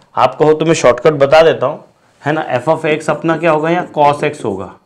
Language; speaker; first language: Hindi; non-native, local second language; Marathi